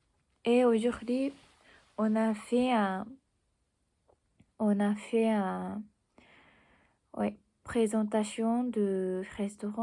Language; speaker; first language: French; non-native, learner; Japanese